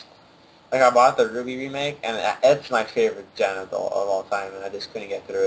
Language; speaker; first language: English; native; English